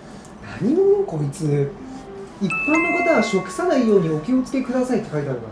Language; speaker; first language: Japanese; native; Japanese